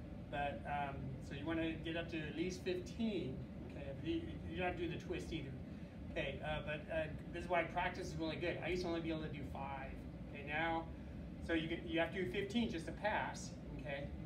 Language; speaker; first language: English; native; English